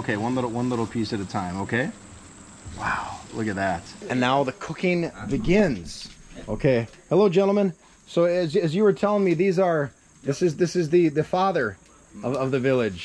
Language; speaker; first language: English; native; English